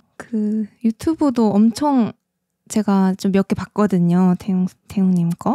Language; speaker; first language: Korean; native; Korean